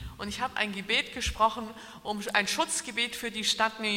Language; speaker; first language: German; native; German